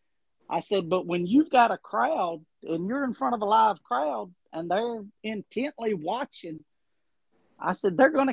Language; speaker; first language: English; native; English